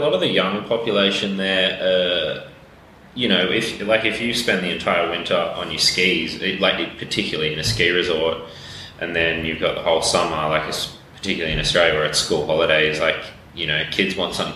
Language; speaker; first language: English; native; English